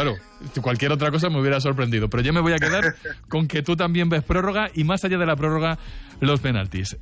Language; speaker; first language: Spanish; native; Spanish